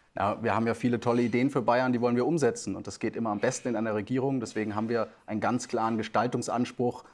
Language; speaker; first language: German; native; German